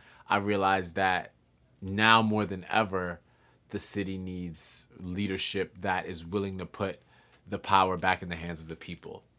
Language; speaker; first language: English; native; English